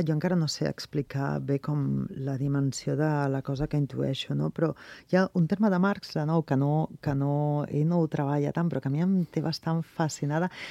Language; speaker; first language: Catalan; non-native, local second language; Spanish